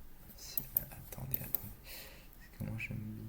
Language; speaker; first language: French; native; French